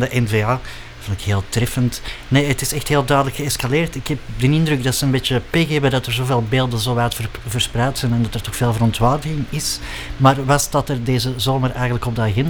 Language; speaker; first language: Dutch; native; Dutch